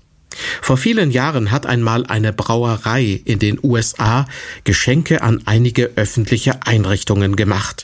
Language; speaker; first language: German; native; German